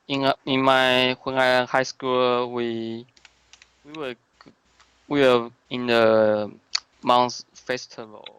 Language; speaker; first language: English; non-native, learner; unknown